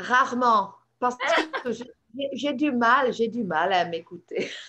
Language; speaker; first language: French; non-native, fluent; English